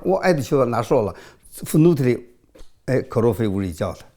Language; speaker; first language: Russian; non-native, learner; Chinese